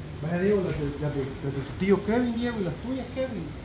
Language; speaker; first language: Spanish; native; Spanish